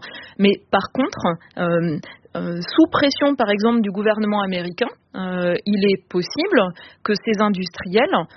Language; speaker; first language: French; native; French